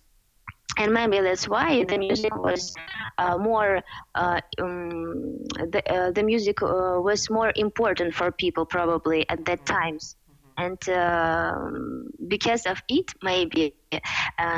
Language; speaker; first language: English; non-native, fluent; Ukrainian